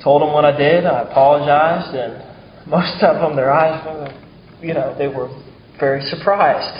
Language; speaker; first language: English; native; English